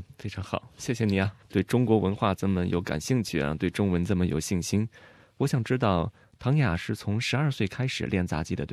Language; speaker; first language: Chinese; native; Chinese